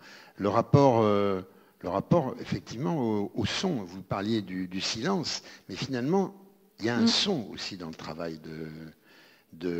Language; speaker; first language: French; native; French